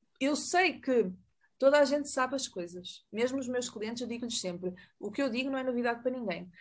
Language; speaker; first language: Portuguese; native; Portuguese